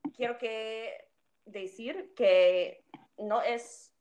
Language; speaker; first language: Spanish; non-native, learner; English